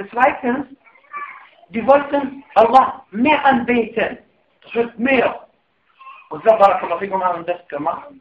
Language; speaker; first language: German; non-native, fluent; Arabic